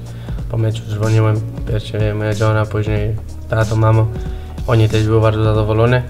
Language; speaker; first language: Polish; non-native, learner; Spanish